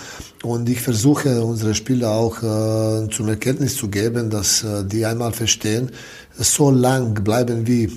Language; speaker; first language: German; non-native, learner; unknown